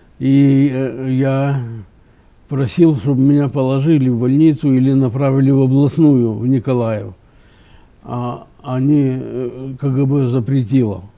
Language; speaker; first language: Russian; native; Russian